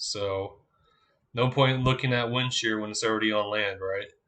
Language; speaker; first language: English; native; English